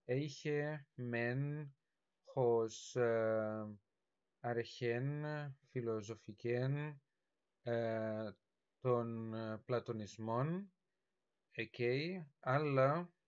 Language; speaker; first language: Greek; non-native, learner; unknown